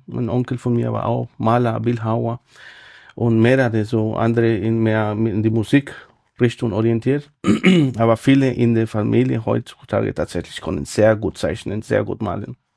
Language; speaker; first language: German; non-native, fluent; Spanish